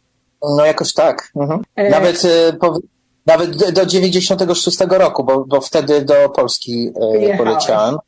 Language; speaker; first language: Polish; early bilingual, heritage; English